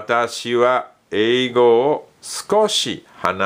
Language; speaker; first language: Japanese; non-native, fluent; English